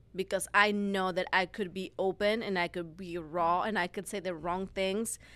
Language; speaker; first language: English; non-native, fluent; Spanish